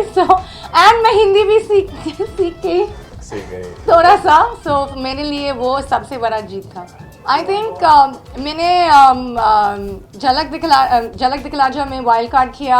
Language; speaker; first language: Hindi; non-native, local second language; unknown